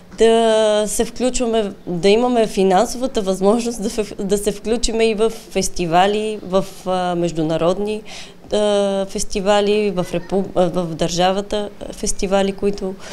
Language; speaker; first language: Bulgarian; native; Bulgarian